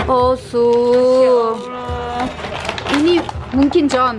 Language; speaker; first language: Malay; non-native, fluent; Korean